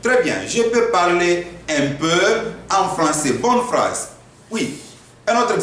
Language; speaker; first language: French; non-native, fluent; Korean